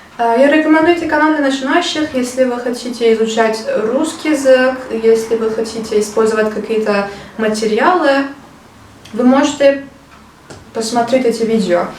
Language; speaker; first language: Russian; non-native, learner; Turkish